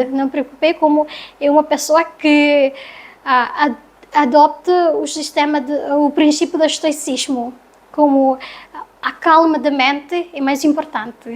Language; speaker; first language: Portuguese; non-native, learner; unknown